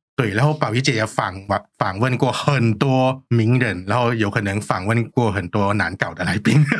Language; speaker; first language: Chinese; non-native, fluent; Thai